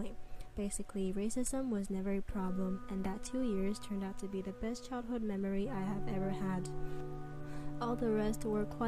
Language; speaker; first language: English; non-native, fluent; Chinese